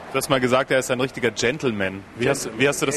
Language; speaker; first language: German; native; German